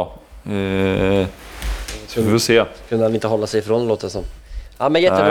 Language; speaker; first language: Swedish; native; Swedish